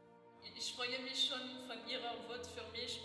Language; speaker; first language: German; non-native, learner; French